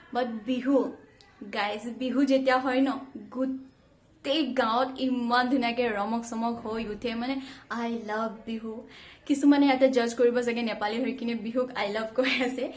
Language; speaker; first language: Assamese; non-native, local second language; Nepali